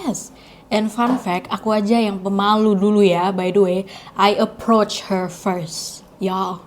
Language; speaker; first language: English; non-native, learner; Indonesian